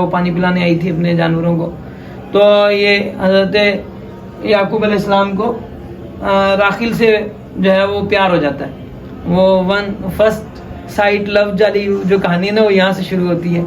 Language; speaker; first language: Urdu; native; Urdu